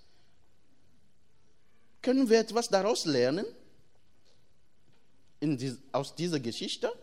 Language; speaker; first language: German; non-native, fluent; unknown